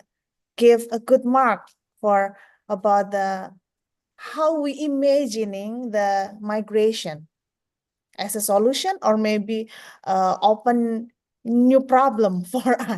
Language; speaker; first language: English; non-native, fluent; Indonesian